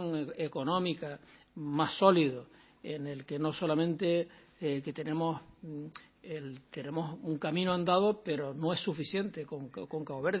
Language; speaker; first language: Spanish; native; Spanish